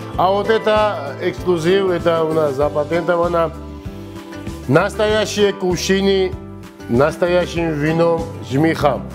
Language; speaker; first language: Russian; non-native, fluent; Georgian